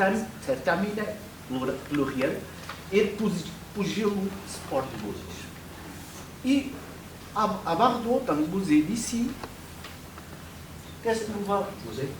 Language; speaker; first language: French; non-native, fluent; Portuguese